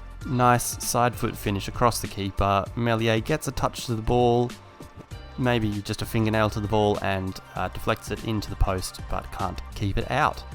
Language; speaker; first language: English; native; English